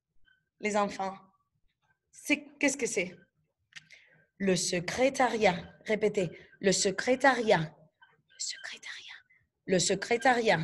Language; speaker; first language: French; non-native, fluent; Spanish